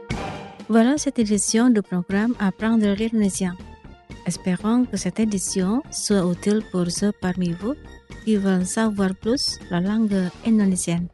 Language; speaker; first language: French; non-native, fluent; Indonesian